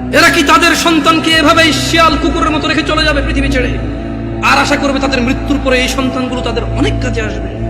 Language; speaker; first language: Bangla; early bilingual, heritage; Bangla